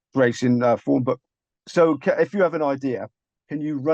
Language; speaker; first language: English; native; English